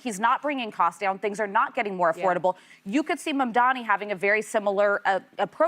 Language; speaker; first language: English; native; English